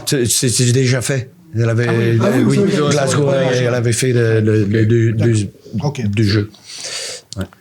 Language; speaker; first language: French; non-native, learner; English